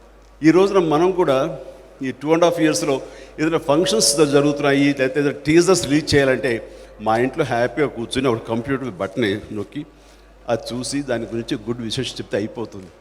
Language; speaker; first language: Telugu; native; Telugu